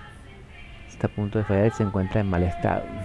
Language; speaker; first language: Spanish; native; Spanish